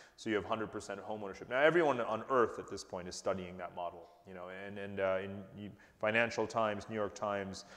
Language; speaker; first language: English; native; English